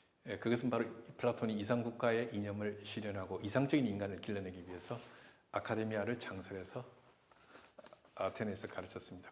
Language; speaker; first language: Korean; native; Korean